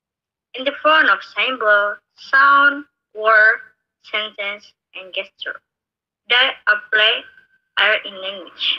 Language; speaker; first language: English; non-native, learner; Indonesian